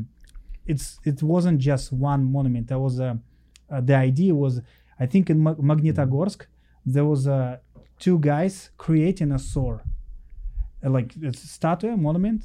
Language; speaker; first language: English; non-native, learner; Russian